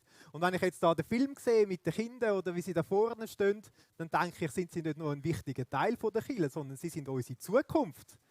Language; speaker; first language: German; native; German